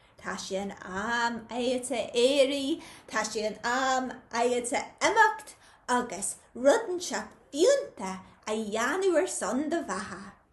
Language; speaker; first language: Irish; native; Irish